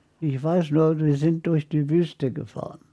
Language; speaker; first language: German; non-native, fluent; Arabic